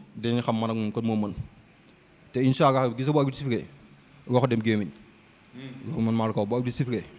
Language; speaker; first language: Wolof; native; Wolof